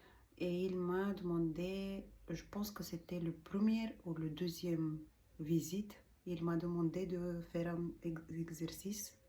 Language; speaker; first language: French; non-native, learner; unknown